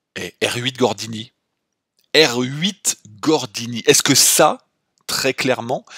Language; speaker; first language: French; native; French